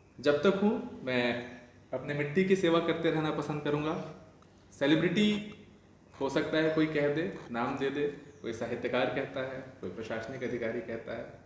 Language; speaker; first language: Hindi; non-native, local second language; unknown